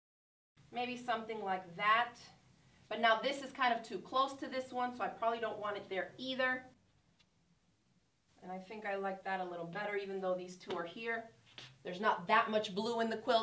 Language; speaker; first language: English; native; English